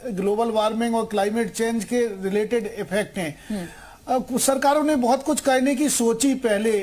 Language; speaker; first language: Hindi; native; Hindi